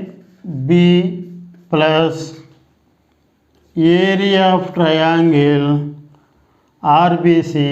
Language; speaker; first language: English; non-native, local second language; Telugu